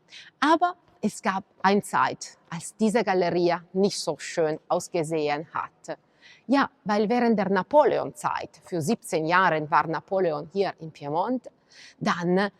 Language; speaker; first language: German; non-native, fluent; Italian